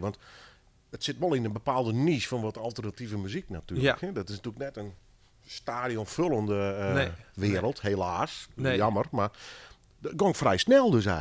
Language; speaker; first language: Dutch; non-native, local second language; Western Frisian